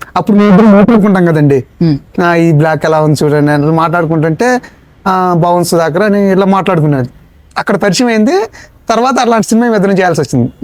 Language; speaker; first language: Telugu; native; Telugu